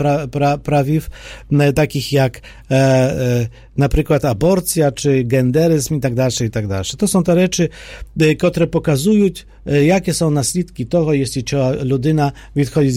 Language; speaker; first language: Polish; non-native, fluent; Ukrainian